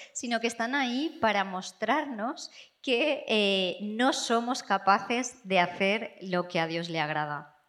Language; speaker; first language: Spanish; non-native, fluent; English